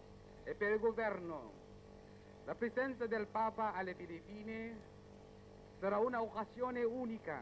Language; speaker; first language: Italian; non-native, fluent; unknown